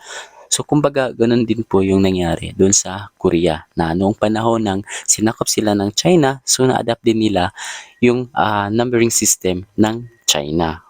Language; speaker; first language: Filipino; native; Filipino